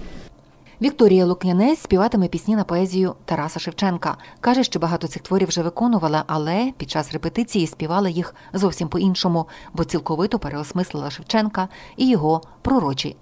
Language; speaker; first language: Ukrainian; native; Ukrainian